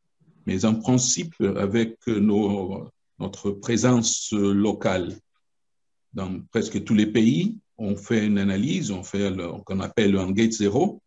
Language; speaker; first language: French; non-native, fluent; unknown